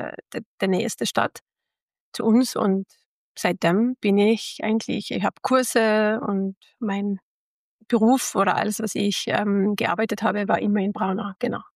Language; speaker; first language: German; non-native, fluent; Arabic